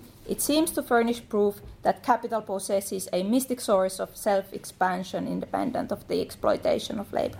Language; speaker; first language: English; non-native, fluent; Finnish